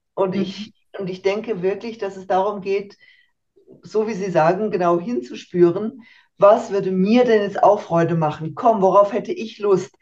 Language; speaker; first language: German; native; German